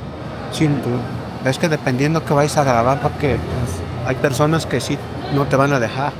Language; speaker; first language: Spanish; native; Spanish